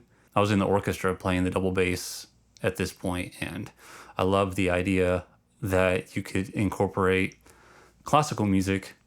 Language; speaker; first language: English; native; English